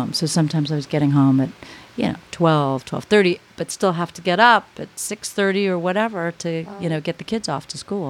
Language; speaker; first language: English; native; English